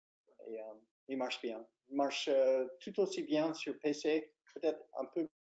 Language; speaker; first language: French; non-native, fluent; English